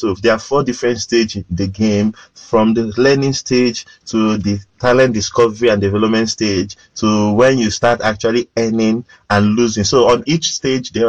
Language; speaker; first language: English; non-native, local second language; Igbo